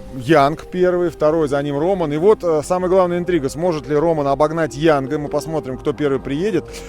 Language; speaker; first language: Russian; native; Russian